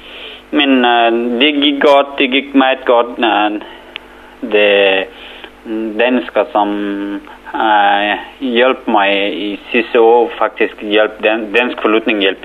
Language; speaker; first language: Danish; non-native, learner; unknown